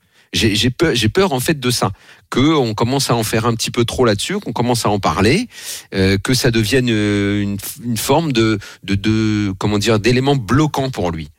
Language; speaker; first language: French; native; French